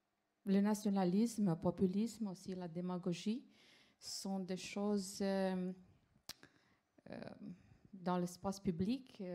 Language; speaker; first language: French; non-native, fluent; Romanian